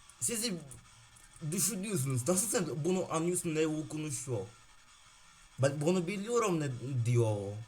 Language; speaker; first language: Turkish; non-native, learner; Ukrainian